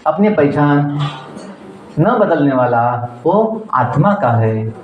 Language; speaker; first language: Hindi; non-native, local second language; Marathi